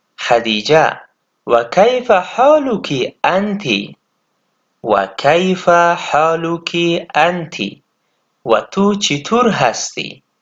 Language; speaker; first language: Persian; native; Persian